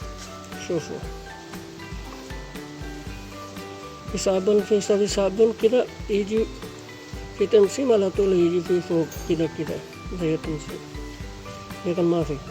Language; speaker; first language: Arabic; non-native, learner; Punjabi